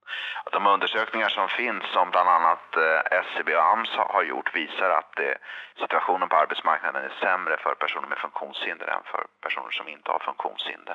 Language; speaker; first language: Swedish; native; Swedish